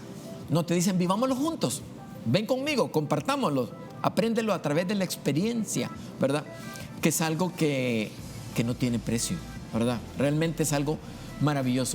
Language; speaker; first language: Spanish; native; Spanish